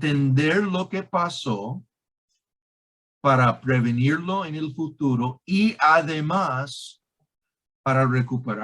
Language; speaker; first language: Spanish; non-native, fluent; English